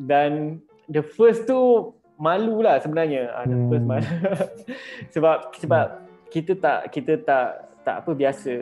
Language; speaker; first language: Malay; native; Malay